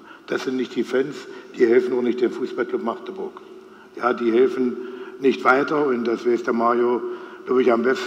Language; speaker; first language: German; native; German